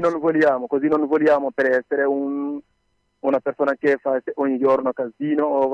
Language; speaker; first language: Italian; non-native, learner; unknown